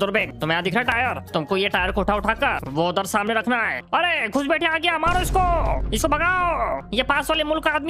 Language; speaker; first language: Hindi; native; Hindi